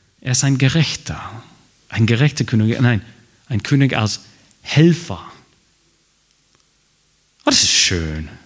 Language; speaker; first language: German; non-native, fluent; English